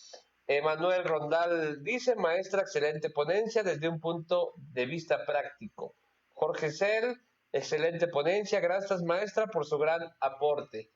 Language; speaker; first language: Spanish; native; Spanish